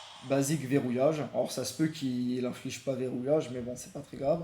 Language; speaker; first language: French; native; French